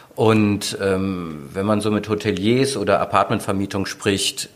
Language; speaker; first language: German; native; German